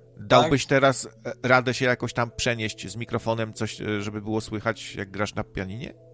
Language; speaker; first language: Polish; native; Polish